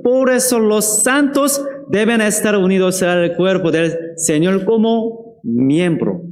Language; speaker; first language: Spanish; non-native, fluent; Korean